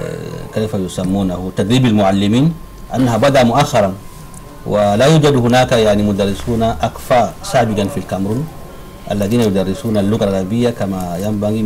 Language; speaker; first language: Arabic; non-native, fluent; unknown